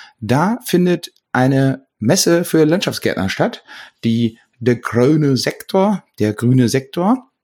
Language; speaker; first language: German; native; German